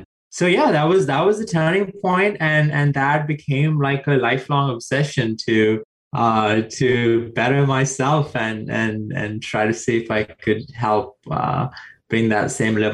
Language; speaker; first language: English; non-native, local second language; Sinhala